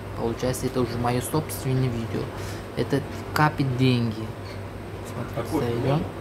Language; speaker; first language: Russian; non-native, local second language; Uzbek